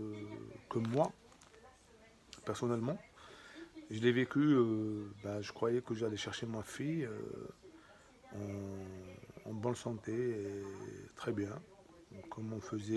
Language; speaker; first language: French; native; French